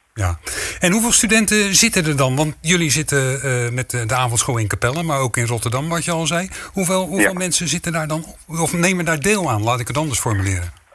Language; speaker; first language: Dutch; native; Dutch